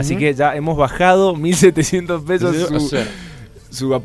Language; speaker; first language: Spanish; native; Spanish